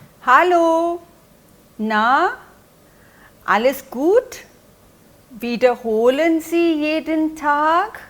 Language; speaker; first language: German; non-native, fluent; Hindi